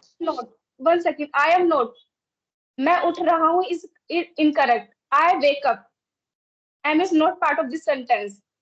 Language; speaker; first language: English; non-native, local second language; Hindi